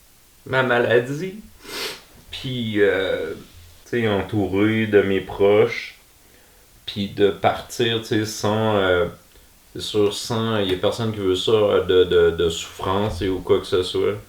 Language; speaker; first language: French; native; French